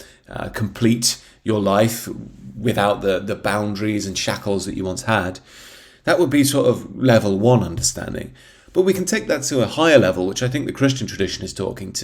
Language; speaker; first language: English; native; English